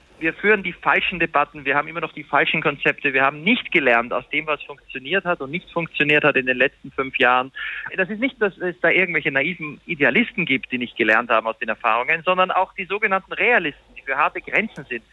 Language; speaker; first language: German; native; German